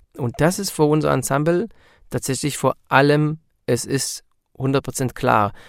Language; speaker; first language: German; non-native, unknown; Hebrew